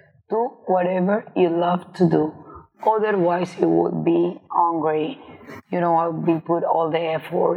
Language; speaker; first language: English; non-native, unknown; Spanish